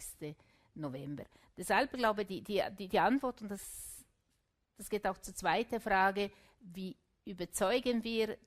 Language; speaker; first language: German; non-native, local second language; Italian